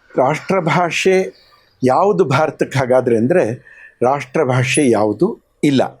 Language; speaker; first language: Kannada; non-native, local second language; Telugu